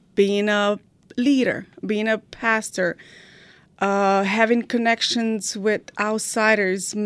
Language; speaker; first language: English; non-native, fluent; Romanian